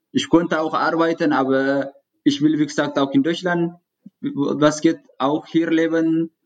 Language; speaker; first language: German; non-native, learner; Tigrinya